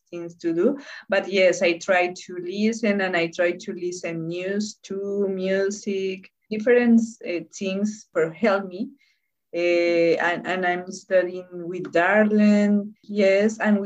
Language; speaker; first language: English; non-native, learner; Spanish